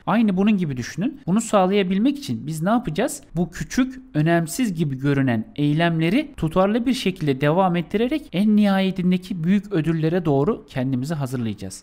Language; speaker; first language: Turkish; native; Turkish